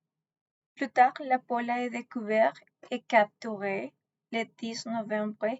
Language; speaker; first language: French; non-native, learner; Spanish